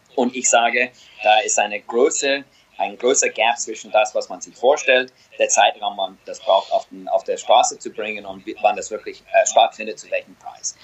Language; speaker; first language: German; non-native, fluent; English